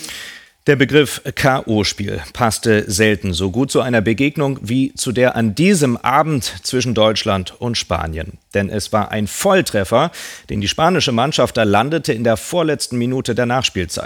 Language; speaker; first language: German; native; German